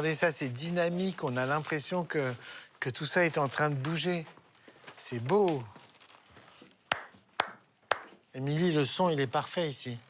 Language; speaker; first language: French; native; French